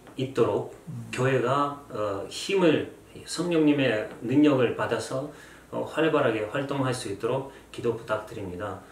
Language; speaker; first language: Korean; non-native, fluent; Russian